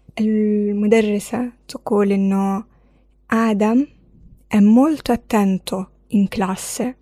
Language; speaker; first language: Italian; non-native, fluent; Arabic